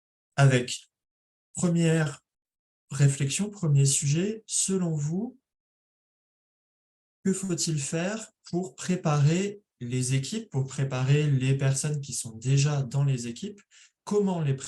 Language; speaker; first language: French; native; French